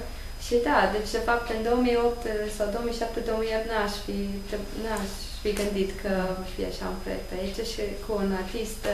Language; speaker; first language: Romanian; non-native, learner; English